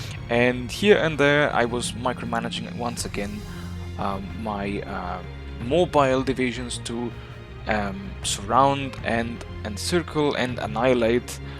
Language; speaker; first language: English; non-native, fluent; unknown